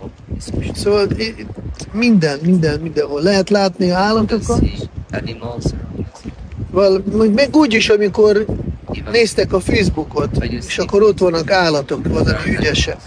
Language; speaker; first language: Hungarian; non-native, fluent; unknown